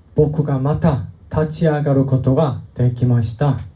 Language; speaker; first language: Japanese; non-native, learner; Korean